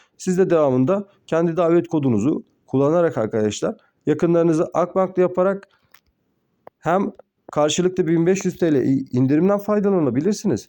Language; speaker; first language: Turkish; native; Turkish